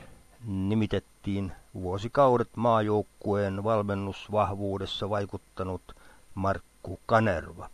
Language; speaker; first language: Finnish; native; Finnish